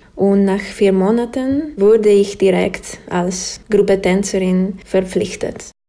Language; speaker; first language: German; non-native, fluent; Slovak